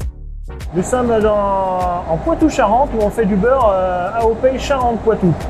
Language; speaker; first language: French; native; French